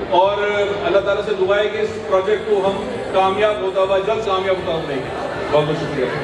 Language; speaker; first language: Urdu; native; Urdu